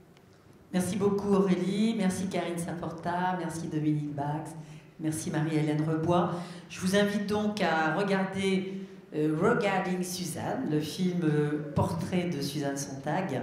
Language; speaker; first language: French; native; French